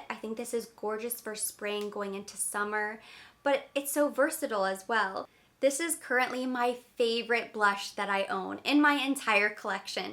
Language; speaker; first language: English; native; English